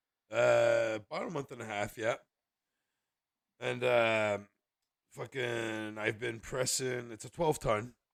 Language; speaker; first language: English; native; English